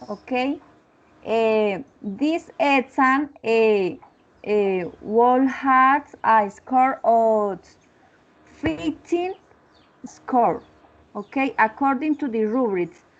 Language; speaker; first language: English; non-native, learner; Spanish